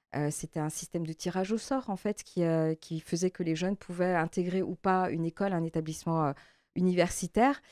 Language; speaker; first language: French; native; French